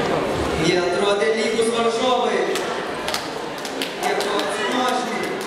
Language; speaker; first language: Lithuanian; native; Lithuanian